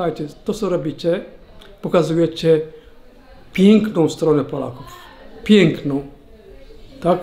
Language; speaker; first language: Polish; non-native, learner; Somali